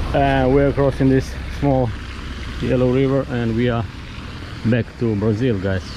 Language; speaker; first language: English; non-native, fluent; Russian